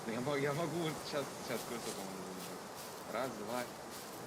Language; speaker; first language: Russian; native; Russian